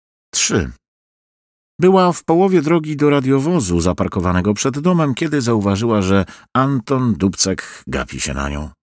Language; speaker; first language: Polish; native; Polish